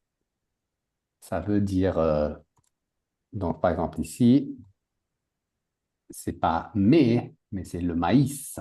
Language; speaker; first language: French; native; French